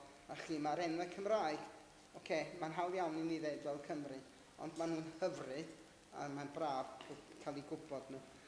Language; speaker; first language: Welsh; native; Welsh